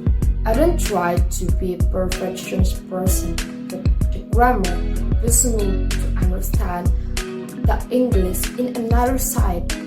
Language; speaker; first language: English; non-native, fluent; Indonesian